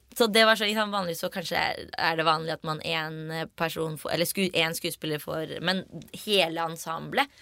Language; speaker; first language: Norwegian; early bilingual, other home language; Urdu